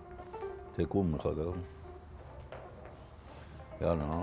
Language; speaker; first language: Greek; non-native, learner; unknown